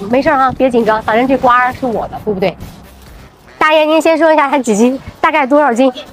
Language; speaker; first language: Chinese; native; Chinese